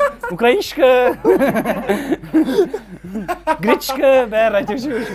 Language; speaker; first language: Russian; non-native, learner; Kazakh